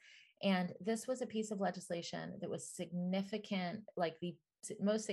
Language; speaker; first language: English; native; English